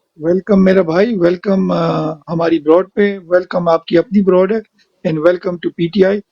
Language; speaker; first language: Urdu; native; Urdu